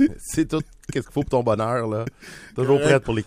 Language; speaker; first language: French; native; French